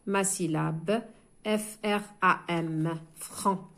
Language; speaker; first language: French; non-native, local second language; Arabic